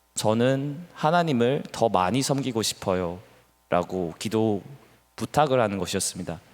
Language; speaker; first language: Korean; native; Korean